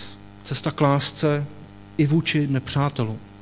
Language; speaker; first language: Czech; native; Czech